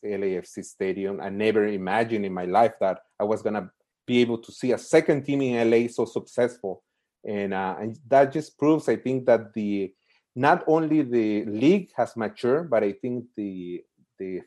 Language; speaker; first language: English; native; English